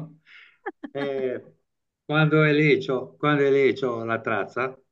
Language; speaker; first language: Spanish; non-native, learner; Italian